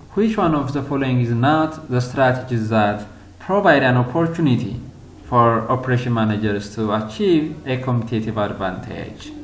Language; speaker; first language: English; non-native, local second language; Amharic